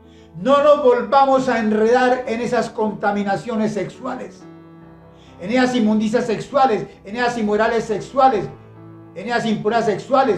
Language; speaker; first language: Spanish; native; Spanish